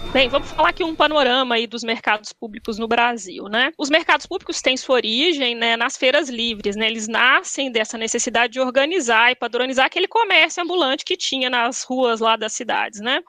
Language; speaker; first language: Portuguese; native; Portuguese